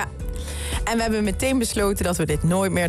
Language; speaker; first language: Dutch; native; Dutch